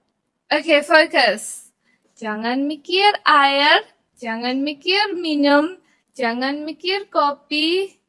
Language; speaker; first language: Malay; non-native, fluent; Korean